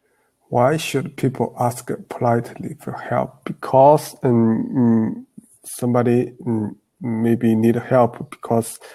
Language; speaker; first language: English; non-native, learner; Chinese